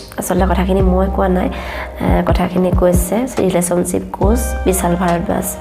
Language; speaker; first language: Assamese; native; Assamese